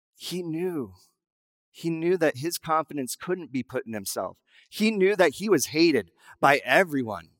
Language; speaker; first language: English; native; English